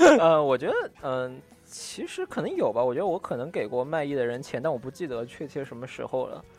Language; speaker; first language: Chinese; native; Chinese